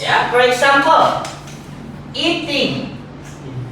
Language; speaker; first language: English; non-native, fluent; Indonesian